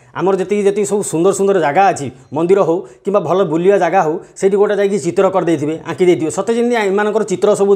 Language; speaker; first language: Hindi; non-native, local second language; Odia